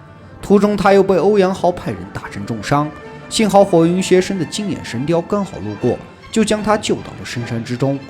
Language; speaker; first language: Chinese; native; Chinese